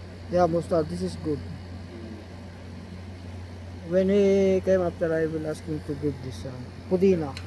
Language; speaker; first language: English; non-native, learner; Filipino